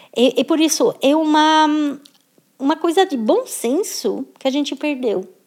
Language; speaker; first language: Portuguese; non-native, fluent; French